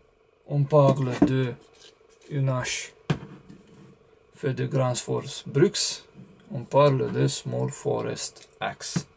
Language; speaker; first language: French; non-native, learner; Romanian